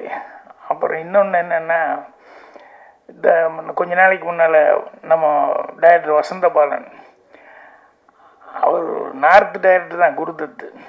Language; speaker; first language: Tamil; native; Tamil